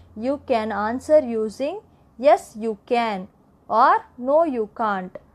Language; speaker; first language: English; non-native, local second language; Tamil